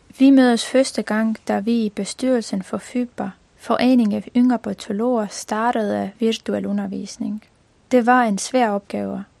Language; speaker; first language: Danish; non-native, fluent; Estonian